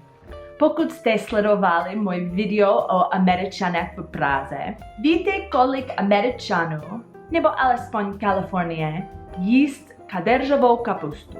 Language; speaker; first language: Czech; non-native, learner; English